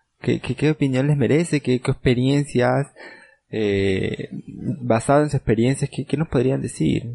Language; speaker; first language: Spanish; native; Spanish